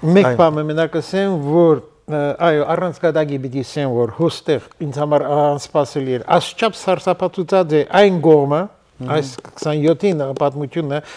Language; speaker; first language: Armenian; early bilingual, heritage; Armenian